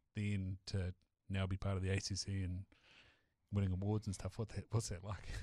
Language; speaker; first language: English; native; English